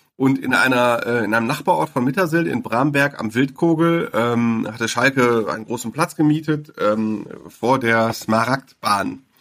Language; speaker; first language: German; native; German